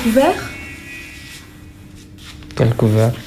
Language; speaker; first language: French; non-native, learner; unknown